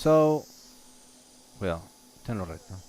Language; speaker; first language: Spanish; native; Spanish